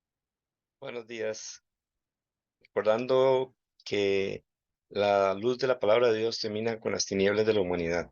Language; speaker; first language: Spanish; native; Spanish